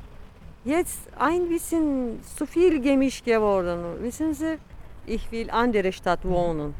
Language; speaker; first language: German; non-native, learner; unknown